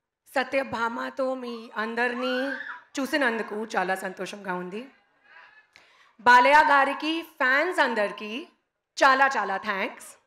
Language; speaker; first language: Telugu; non-native, local second language; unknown